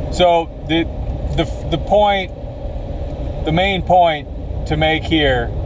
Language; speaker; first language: English; native; English